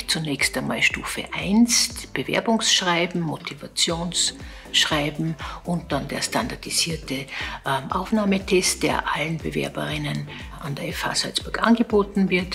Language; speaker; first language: German; native; German